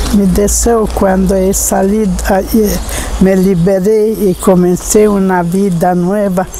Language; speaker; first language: Spanish; non-native, fluent; Hungarian